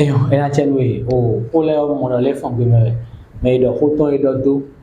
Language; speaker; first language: French; non-native, local second language; Yoruba